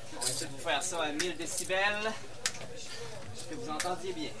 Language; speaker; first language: French; native; French